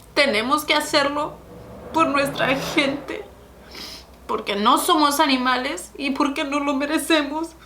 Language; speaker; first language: Spanish; early bilingual, heritage; Spanish